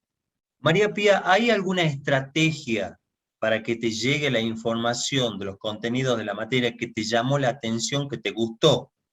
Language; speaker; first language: Spanish; native; Spanish